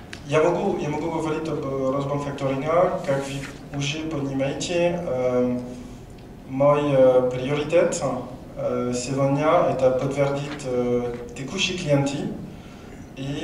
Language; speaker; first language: Russian; non-native, learner; French